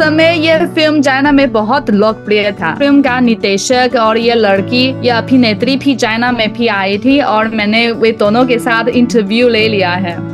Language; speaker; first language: Hindi; non-native, learner; Chinese